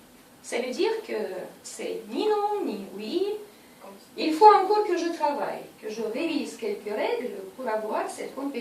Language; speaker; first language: French; non-native, fluent; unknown